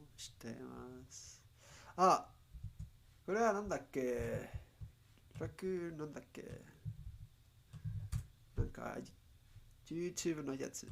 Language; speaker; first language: Japanese; non-native, learner; Spanish